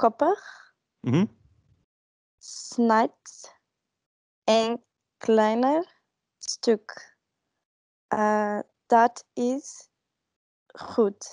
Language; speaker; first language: Dutch; non-native, learner; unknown